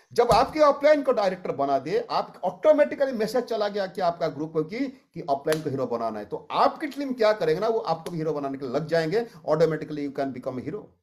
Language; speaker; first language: Hindi; non-native, local second language; Odia